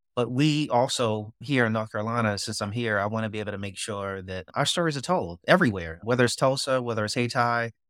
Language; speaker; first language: English; native; English